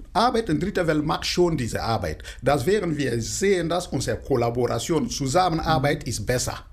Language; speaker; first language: German; non-native, fluent; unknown